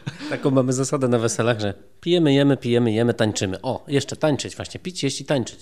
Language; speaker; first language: Polish; native; Polish